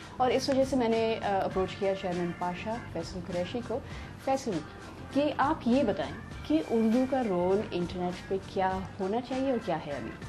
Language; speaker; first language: Urdu; native; Urdu